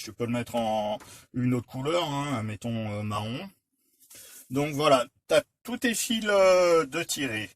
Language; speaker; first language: French; native; French